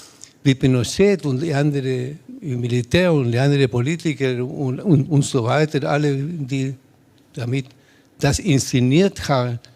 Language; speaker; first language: German; non-native, learner; Spanish